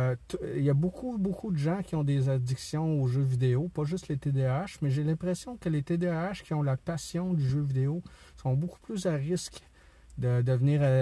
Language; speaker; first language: French; native; French